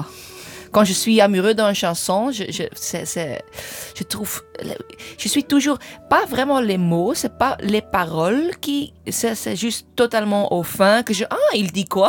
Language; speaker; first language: French; non-native, learner; English